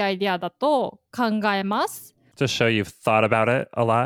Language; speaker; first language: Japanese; non-native, fluent; English